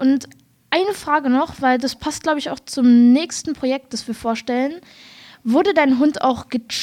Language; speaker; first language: German; native; German